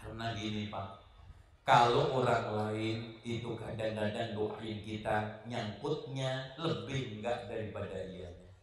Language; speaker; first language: Indonesian; native; Indonesian